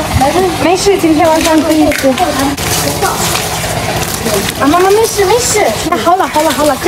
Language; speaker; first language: Chinese; non-native, learner; Ukrainian